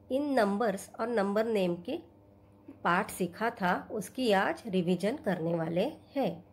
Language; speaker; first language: Hindi; non-native, local second language; Marathi